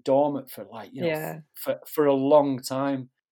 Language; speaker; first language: English; native; English